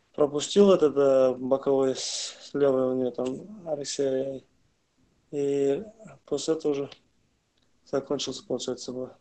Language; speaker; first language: Russian; non-native, local second language; Kazakh